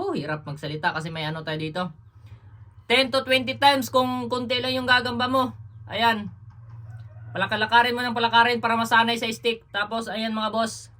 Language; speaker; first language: Filipino; non-native, local second language; Cebuano